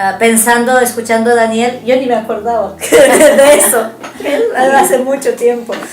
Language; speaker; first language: Spanish; non-native, fluent; Romanian